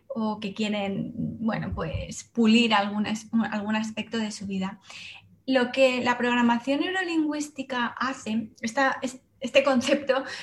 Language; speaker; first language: Spanish; native; Spanish